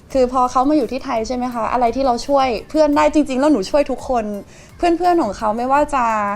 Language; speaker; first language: Thai; native; Thai